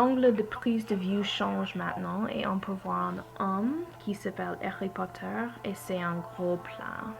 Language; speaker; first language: French; non-native, learner; English